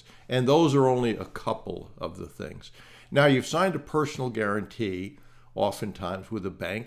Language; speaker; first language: English; native; English